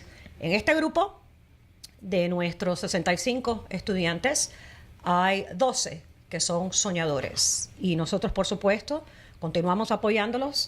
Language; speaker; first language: Spanish; native; Spanish